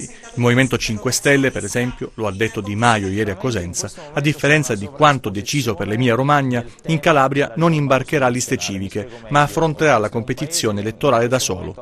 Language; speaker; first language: Italian; native; Italian